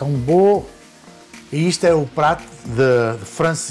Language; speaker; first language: Portuguese; early bilingual, heritage; Portuguese